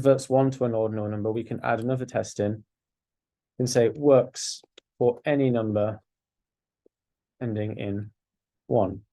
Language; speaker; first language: English; native; English